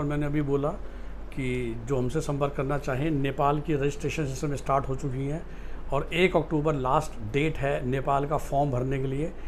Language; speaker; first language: Hindi; native; Hindi